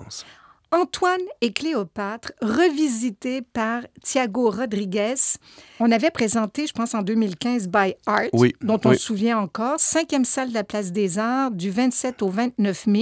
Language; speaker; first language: French; native; French